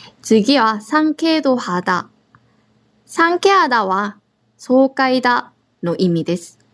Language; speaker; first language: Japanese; non-native, fluent; Korean